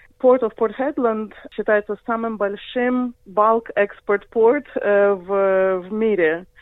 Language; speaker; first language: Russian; early bilingual, heritage; Russian